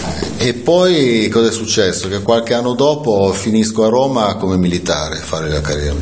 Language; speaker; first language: Italian; native; Italian